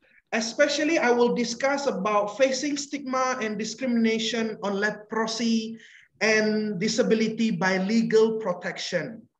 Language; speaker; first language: English; non-native, local second language; Malay